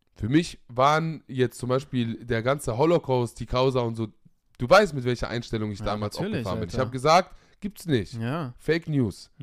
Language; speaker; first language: German; native; German